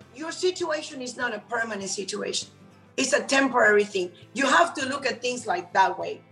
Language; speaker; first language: English; non-native, fluent; Spanish